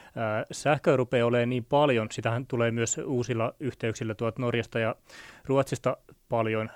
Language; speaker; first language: Finnish; native; Finnish